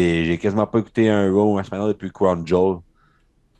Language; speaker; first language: French; native; French